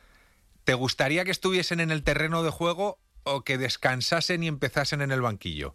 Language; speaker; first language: Spanish; native; Spanish